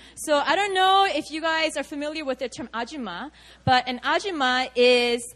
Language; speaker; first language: English; native; English